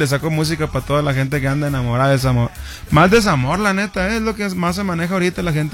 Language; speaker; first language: Spanish; native; Spanish